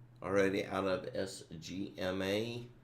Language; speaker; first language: English; native; English